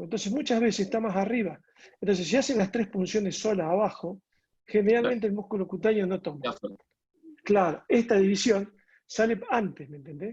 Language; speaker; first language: Spanish; native; Spanish